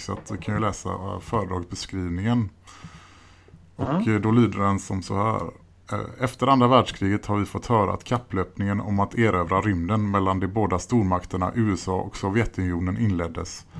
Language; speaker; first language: Swedish; native; Swedish